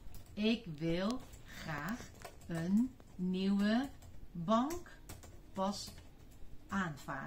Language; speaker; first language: Dutch; non-native, fluent; Chinese